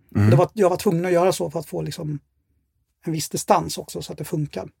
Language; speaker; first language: Swedish; native; Swedish